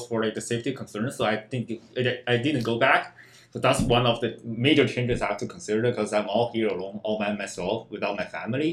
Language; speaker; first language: English; non-native, fluent; Chinese